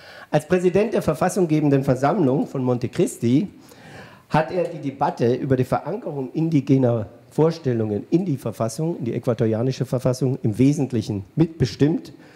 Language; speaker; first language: German; native; German